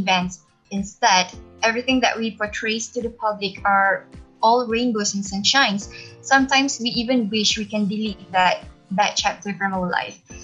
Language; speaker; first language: English; non-native, local second language; Malay